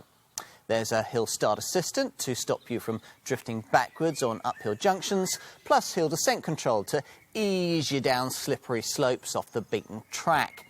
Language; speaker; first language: English; native; English